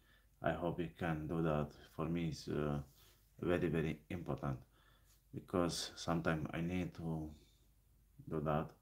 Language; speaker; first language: English; non-native, learner; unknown